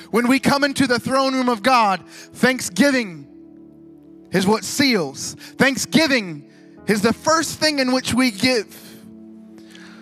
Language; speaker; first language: English; native; English